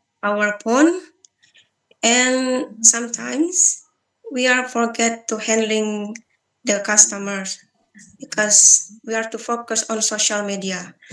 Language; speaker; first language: English; non-native, learner; Balinese